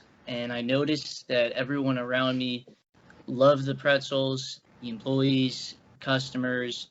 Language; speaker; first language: English; native; English